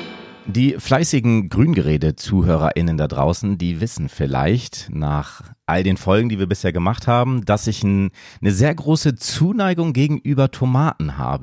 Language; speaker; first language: German; native; German